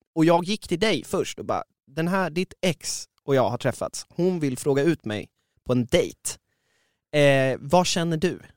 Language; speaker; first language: Swedish; native; Swedish